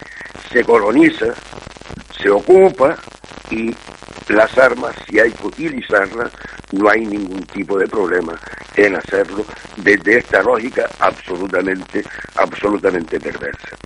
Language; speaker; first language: Spanish; native; Spanish